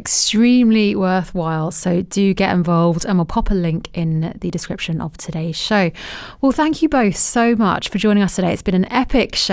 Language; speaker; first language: English; native; English